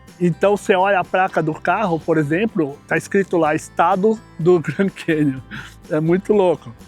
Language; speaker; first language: Portuguese; native; Portuguese